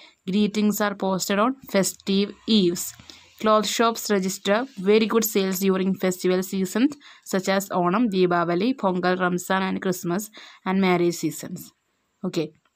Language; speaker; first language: English; non-native, local second language; Malayalam